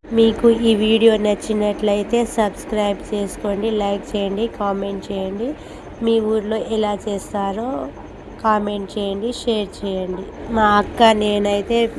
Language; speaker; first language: Telugu; non-native, local second language; Lambadi